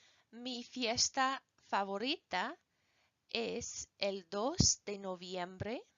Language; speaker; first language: Spanish; non-native, fluent; English